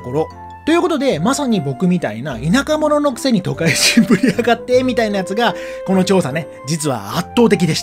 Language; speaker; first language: Japanese; native; Japanese